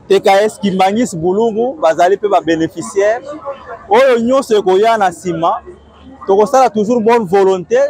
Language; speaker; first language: Lingala; native; Lingala